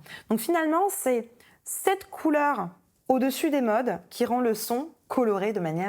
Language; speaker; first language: French; native; French